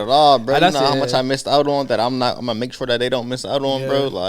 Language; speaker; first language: English; native; English